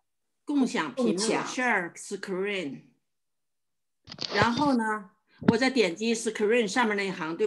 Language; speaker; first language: Chinese; native; Chinese